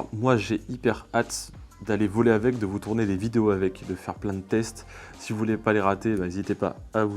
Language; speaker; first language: French; native; French